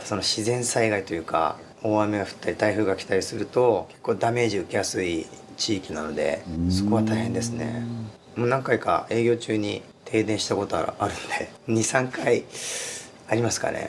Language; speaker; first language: Japanese; native; Japanese